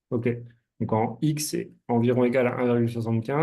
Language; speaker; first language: French; native; French